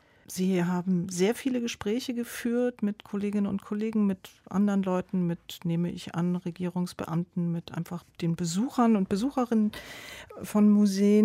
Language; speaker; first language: German; native; German